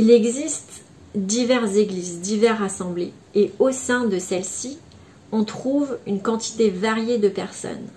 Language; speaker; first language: French; native; French